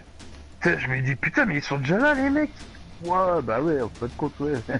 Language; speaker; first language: French; native; French